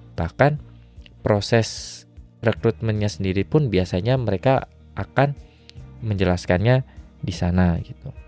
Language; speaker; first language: Indonesian; native; Indonesian